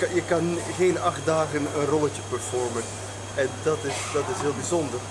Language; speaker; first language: Dutch; non-native, fluent; French